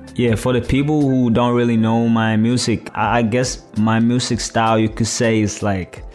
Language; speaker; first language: English; non-native, fluent; Thai